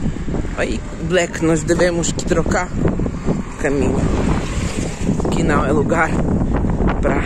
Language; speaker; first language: Portuguese; non-native, learner; Ukrainian